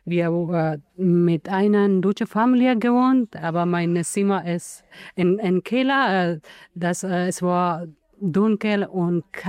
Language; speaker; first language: German; non-native, learner; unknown